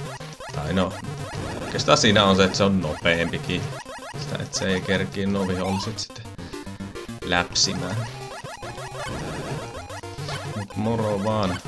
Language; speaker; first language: Finnish; native; Finnish